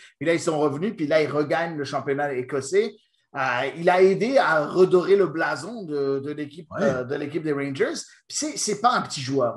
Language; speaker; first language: French; native; French